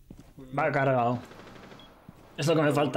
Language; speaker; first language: Spanish; native; Spanish